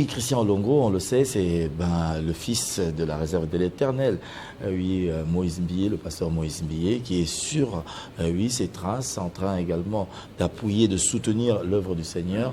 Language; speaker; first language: French; non-native, local second language; Lingala